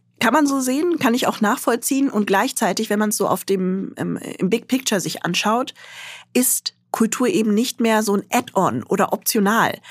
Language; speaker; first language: German; early bilingual, other home language; Arabic